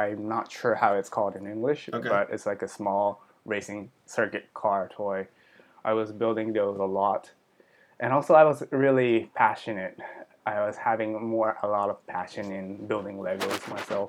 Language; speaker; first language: English; early bilingual, other home language; Japanese